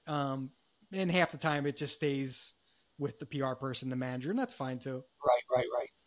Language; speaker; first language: English; native; English